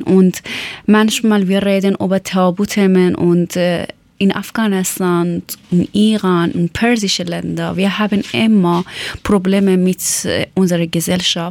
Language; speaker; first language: German; non-native, learner; Persian